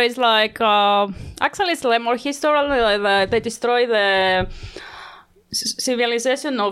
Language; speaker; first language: English; non-native, learner; Greek